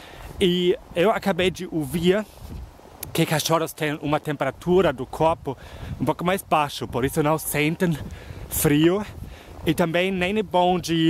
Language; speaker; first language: Portuguese; non-native, fluent; German